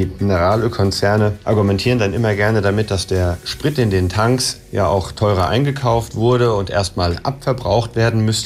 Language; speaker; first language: German; native; German